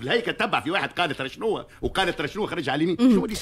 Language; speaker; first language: Arabic; native; Arabic